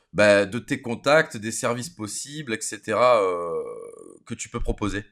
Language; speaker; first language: French; native; French